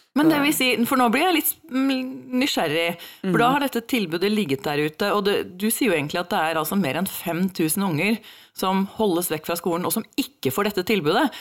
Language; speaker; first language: Norwegian; native; Norwegian